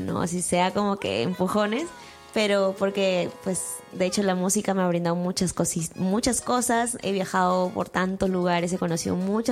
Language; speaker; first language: Spanish; native; Spanish